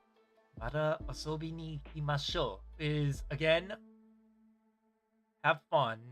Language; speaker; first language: Japanese; non-native, learner; English